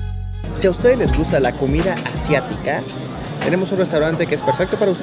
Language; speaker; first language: Spanish; native; Spanish